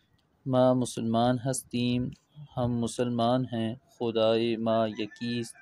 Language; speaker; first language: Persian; non-native, fluent; Urdu